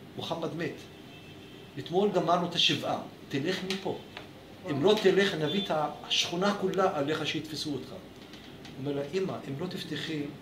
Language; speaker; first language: Hebrew; non-native, local second language; Arabic